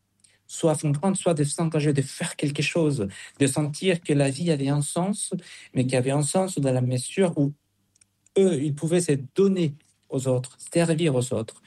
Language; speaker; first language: French; non-native, fluent; Spanish